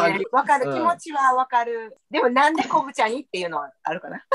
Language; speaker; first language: Japanese; native; Japanese